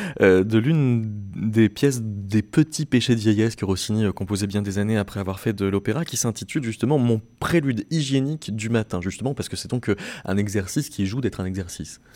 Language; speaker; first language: French; native; French